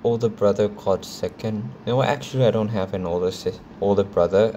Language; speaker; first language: English; non-native, fluent; Thai